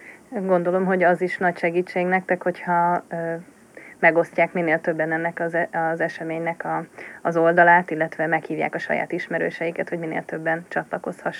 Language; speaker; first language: Hungarian; native; Hungarian